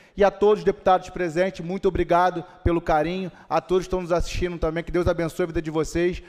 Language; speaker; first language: Portuguese; native; Portuguese